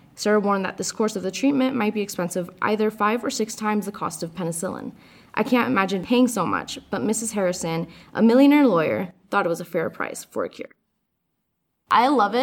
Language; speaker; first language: English; early bilingual, other home language; Spanish